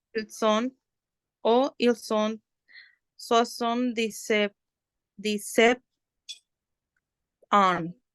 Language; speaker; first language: French; non-native, learner; Spanish